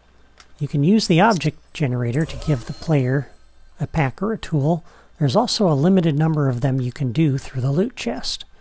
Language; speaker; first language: English; native; English